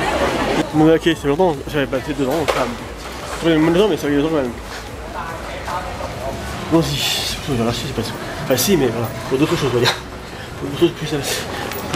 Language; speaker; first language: French; native; French